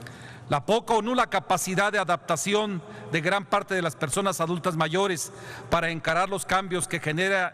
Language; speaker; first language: Spanish; native; Spanish